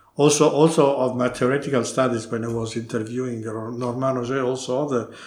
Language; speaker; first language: English; non-native, learner; Italian